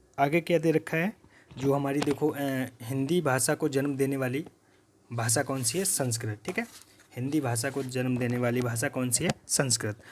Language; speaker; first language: Hindi; native; Hindi